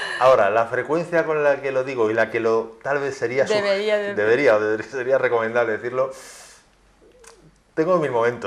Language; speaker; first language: Spanish; native; Spanish